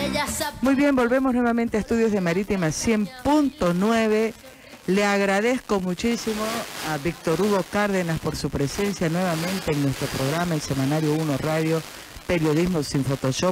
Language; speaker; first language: Spanish; native; Spanish